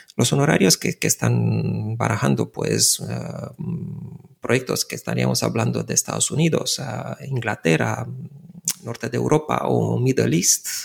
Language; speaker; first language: Spanish; non-native, fluent; Romanian